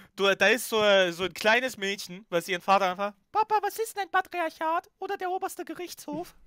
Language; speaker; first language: German; early bilingual, other home language; Ukrainian